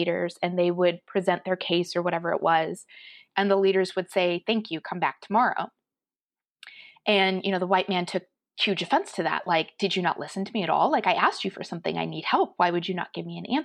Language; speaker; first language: English; native; English